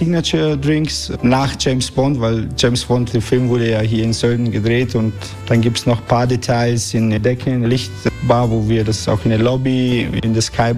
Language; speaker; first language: German; native; German